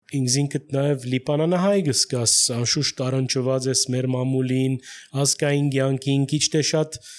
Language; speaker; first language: Armenian; native; Armenian